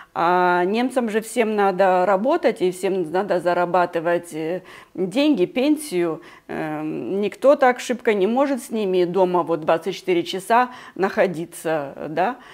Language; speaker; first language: Russian; native; Russian